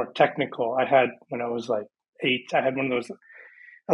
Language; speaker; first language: English; early bilingual, other home language; Persian